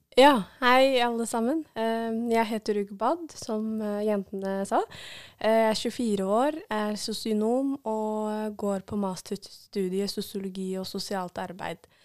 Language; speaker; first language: Norwegian; early bilingual, other home language; Somali